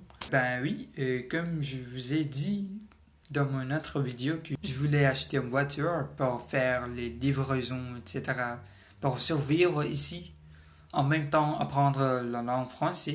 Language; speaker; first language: French; non-native, learner; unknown